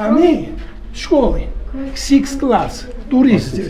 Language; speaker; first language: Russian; non-native, local second language; Georgian